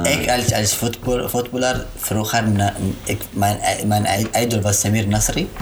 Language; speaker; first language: Dutch; non-native, learner; Arabic